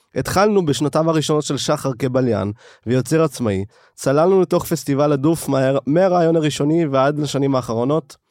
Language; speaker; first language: Hebrew; native; Hebrew